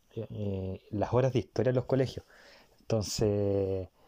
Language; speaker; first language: Spanish; native; Spanish